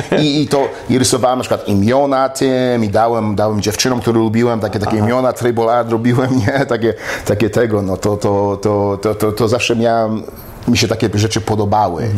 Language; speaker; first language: Polish; early bilingual, heritage; Polish